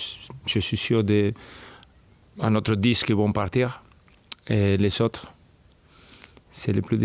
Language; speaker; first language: French; non-native, fluent; Spanish